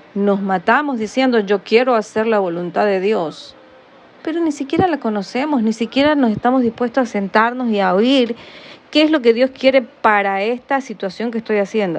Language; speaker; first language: Spanish; native; Spanish